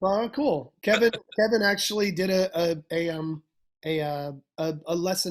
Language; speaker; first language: English; native; English